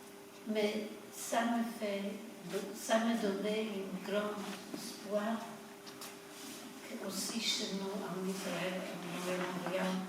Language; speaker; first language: French; non-native, fluent; Polish